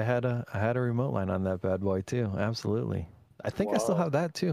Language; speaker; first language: English; native; English